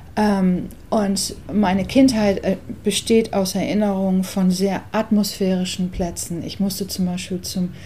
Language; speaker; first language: German; early bilingual, other home language; English